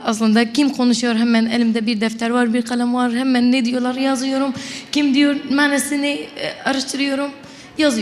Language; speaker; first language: Turkish; non-native, local second language; Arabic